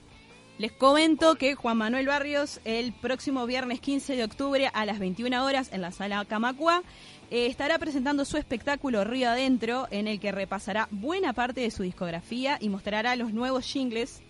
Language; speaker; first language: Spanish; native; Spanish